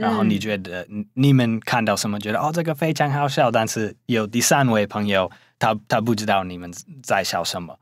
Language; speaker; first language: Chinese; non-native, fluent; English